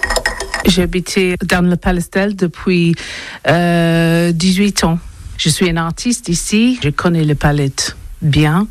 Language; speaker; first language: French; non-native, learner; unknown